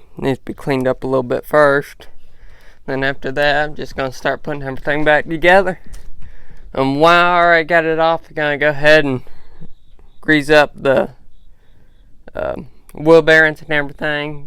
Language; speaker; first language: English; native; English